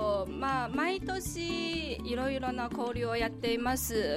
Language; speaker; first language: Japanese; non-native, fluent; Chinese